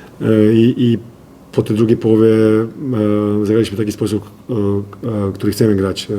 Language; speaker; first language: Polish; non-native, fluent; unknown